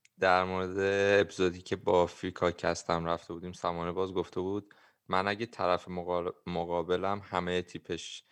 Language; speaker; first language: Persian; native; Persian